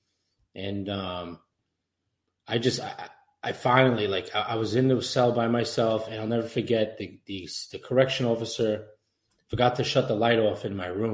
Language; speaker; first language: English; native; English